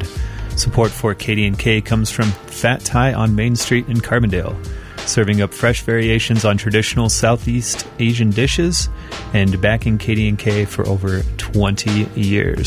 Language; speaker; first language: English; native; English